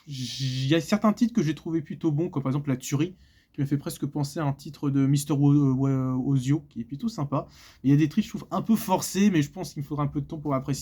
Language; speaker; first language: French; native; French